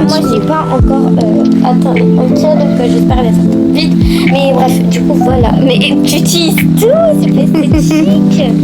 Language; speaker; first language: French; native; French